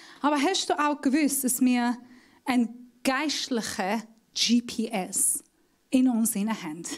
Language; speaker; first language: German; non-native, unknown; Persian